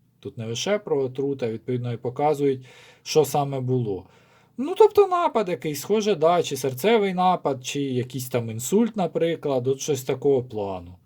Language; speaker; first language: Ukrainian; non-native, local second language; Russian